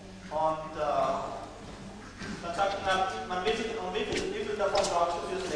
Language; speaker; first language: German; non-native, learner; Czech